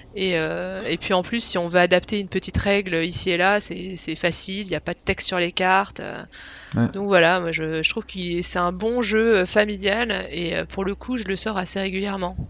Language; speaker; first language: French; native; French